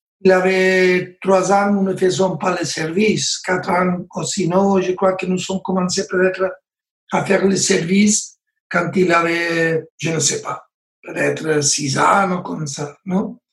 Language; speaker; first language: French; non-native, learner; Spanish